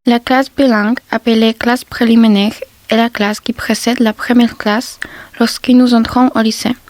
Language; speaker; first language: French; non-native, learner; Polish